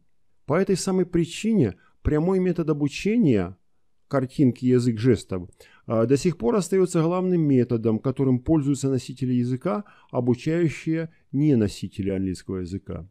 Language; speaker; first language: Russian; native; Russian